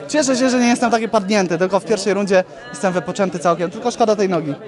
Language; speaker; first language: Polish; native; Polish